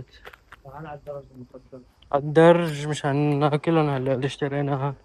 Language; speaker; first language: Arabic; native; Arabic